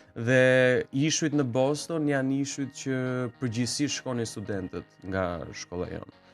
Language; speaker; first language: Albanian; native; Albanian